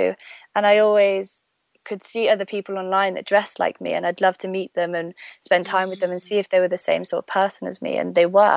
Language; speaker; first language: English; native; English